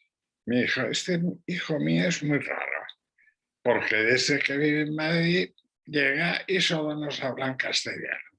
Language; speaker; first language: Spanish; non-native, local second language; Catalan